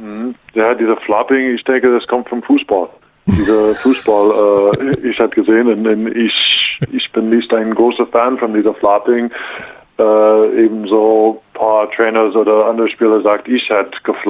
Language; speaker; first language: German; non-native, learner; English